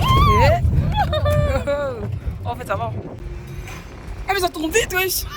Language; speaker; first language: French; native; French